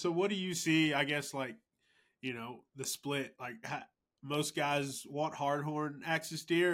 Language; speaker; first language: English; native; English